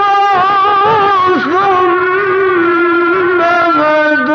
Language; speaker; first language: Arabic; native; Arabic